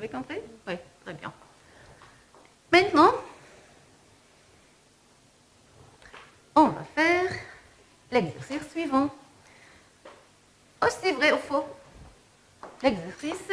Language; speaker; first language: French; non-native, fluent; Arabic